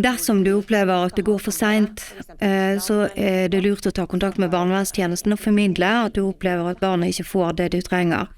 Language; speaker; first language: Norwegian; native; Norwegian